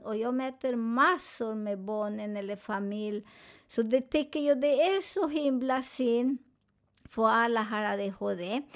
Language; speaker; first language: Swedish; non-native, fluent; Spanish